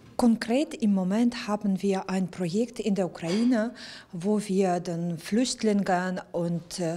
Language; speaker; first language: German; non-native, fluent; Ukrainian